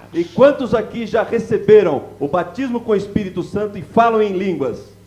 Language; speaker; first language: Portuguese; native; Portuguese